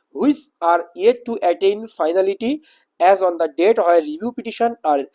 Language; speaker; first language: English; non-native, local second language; Bangla